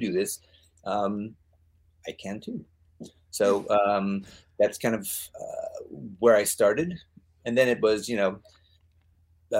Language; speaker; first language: English; native; English